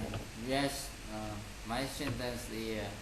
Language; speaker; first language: English; non-native, learner; Vietnamese